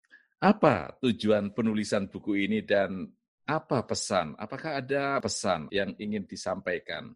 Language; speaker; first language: Indonesian; native; Indonesian